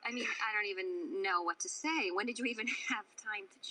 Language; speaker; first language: English; native; English